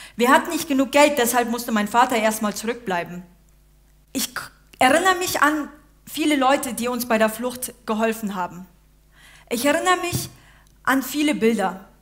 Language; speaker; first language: German; early bilingual, other home language; Uyghur